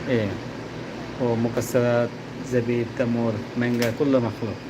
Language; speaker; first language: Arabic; non-native, learner; Bangla